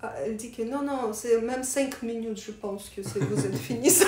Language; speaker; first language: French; non-native, learner; Russian